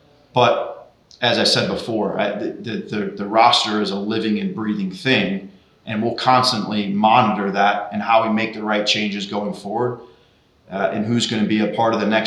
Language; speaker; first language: English; native; English